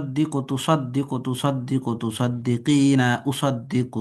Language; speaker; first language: Arabic; non-native, fluent; Bangla